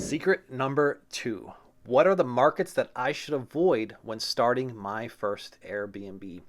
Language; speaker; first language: English; native; English